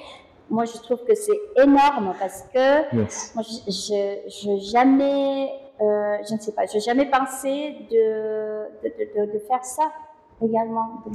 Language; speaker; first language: French; non-native, fluent; Indonesian